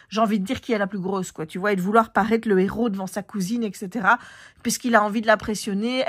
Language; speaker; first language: French; native; French